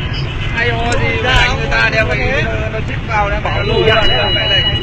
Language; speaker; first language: Vietnamese; native; Vietnamese